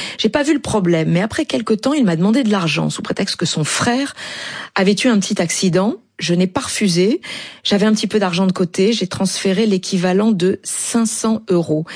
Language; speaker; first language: French; native; French